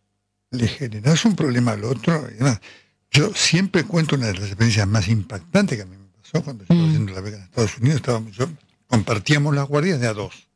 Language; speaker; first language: Spanish; native; Spanish